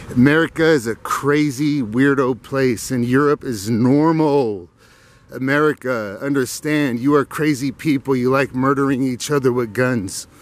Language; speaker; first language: English; native; English